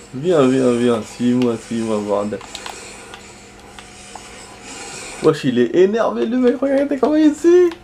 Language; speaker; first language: French; native; French